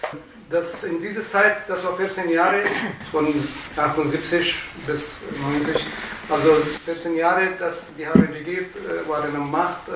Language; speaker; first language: German; non-native, learner; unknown